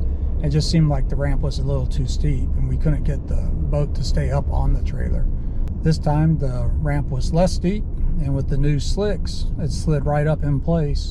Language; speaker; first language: English; native; English